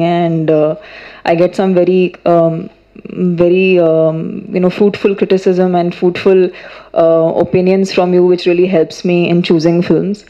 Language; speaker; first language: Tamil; non-native, fluent; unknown